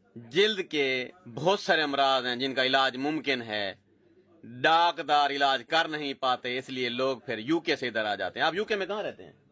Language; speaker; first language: Urdu; non-native, local second language; Saraiki